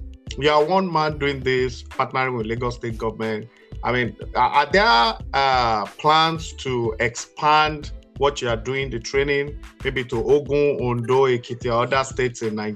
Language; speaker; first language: English; non-native, local second language; Yoruba